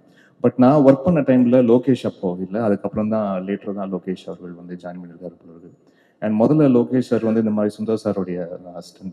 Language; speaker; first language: Tamil; native; Tamil